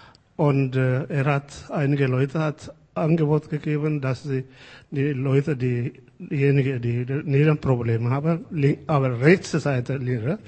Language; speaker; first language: German; non-native, learner; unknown